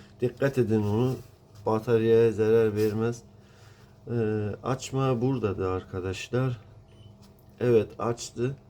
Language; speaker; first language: Turkish; non-native, learner; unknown